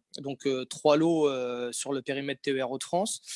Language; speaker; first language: French; native; French